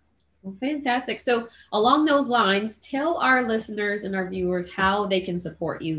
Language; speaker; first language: English; native; English